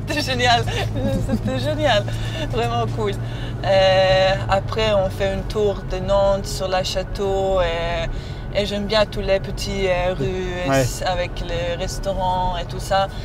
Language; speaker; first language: French; non-native, learner; Serbian